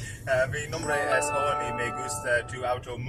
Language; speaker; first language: Spanish; non-native, learner; English